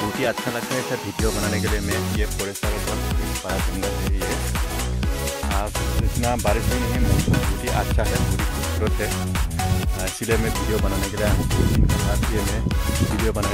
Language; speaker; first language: Hindi; non-native, local second language; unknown